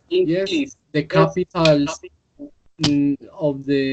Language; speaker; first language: English; non-native, learner; Spanish